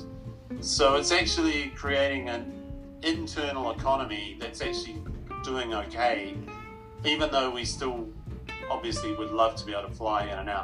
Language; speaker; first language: English; native; English